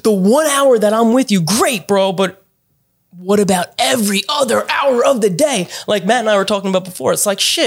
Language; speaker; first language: English; native; English